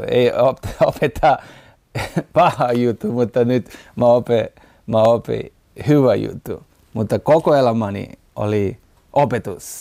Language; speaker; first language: Finnish; non-native, learner; Portuguese